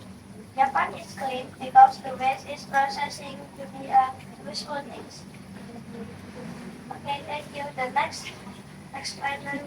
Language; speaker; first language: English; non-native, learner; Indonesian